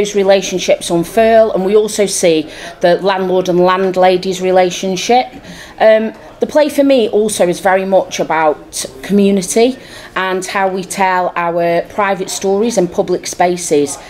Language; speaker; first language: English; native; English